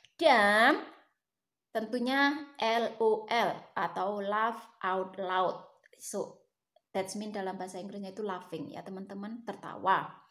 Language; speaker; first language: Indonesian; native; Indonesian